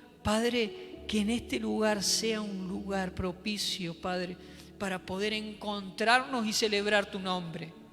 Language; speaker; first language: Spanish; native; Spanish